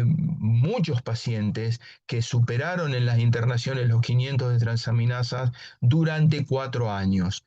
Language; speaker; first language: Spanish; native; Spanish